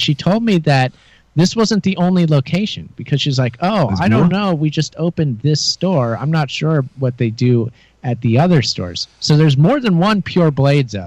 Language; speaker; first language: English; native; English